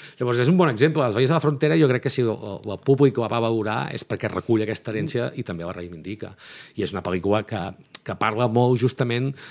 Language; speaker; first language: Catalan; native; Catalan